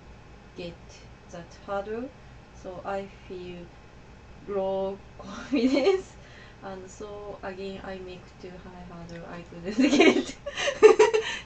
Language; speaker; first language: English; non-native, learner; Japanese